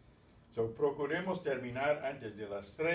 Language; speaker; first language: Spanish; non-native, fluent; English